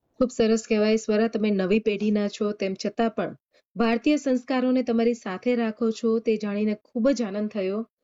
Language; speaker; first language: Gujarati; native; Gujarati